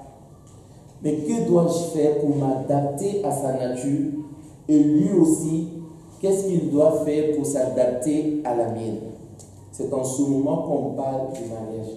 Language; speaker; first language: French; non-native, local second language; Dyula